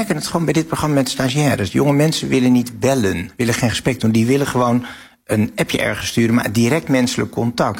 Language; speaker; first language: Dutch; native; Dutch